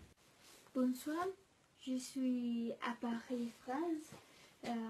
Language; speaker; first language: French; non-native, learner; Spanish